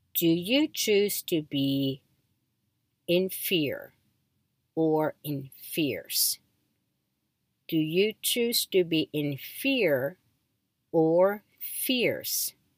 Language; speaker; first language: English; non-native, fluent; Japanese